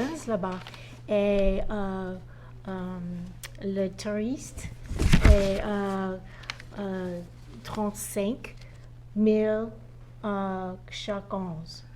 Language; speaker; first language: French; non-native, learner; English